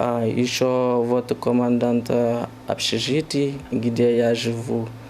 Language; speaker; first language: Russian; non-native, learner; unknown